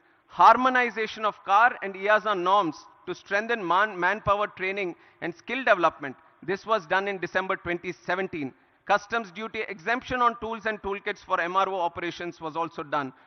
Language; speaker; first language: English; non-native, local second language; Telugu